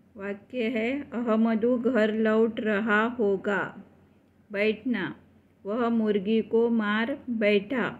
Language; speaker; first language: Hindi; non-native, local second language; Marathi